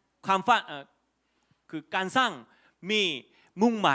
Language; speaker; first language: Thai; non-native, fluent; Korean